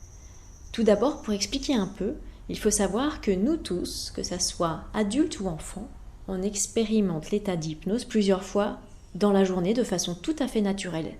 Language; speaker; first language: French; native; French